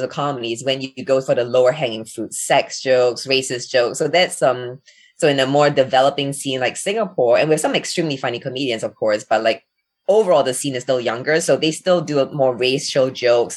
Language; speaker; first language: English; native; English